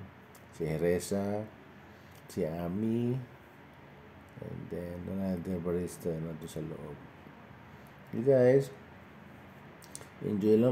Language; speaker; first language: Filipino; native; Filipino